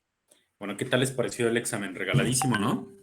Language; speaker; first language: Spanish; native; Spanish